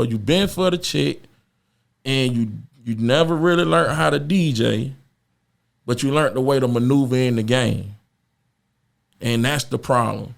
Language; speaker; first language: English; native; English